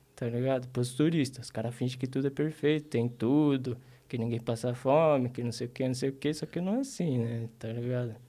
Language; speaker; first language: Portuguese; early bilingual, other home language; Korean